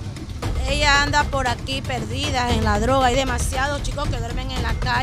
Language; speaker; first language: Spanish; native; Spanish